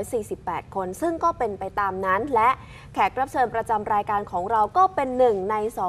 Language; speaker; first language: Thai; native; Thai